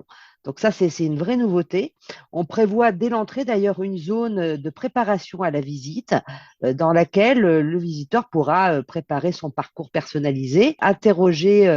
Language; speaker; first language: French; native; French